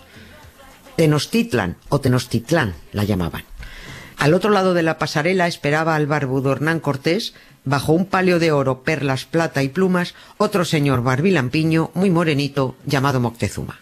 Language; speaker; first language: Spanish; native; Spanish